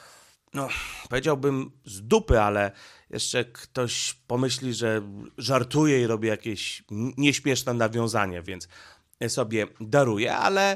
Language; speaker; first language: Polish; native; Polish